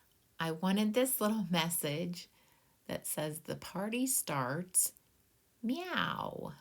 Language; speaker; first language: English; native; English